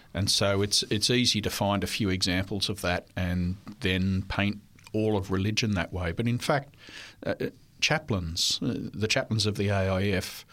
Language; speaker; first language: English; non-native, local second language; French